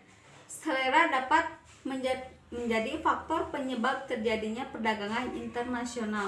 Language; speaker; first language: Indonesian; native; Indonesian